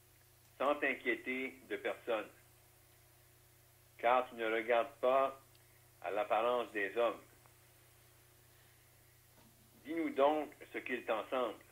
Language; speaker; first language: French; native; French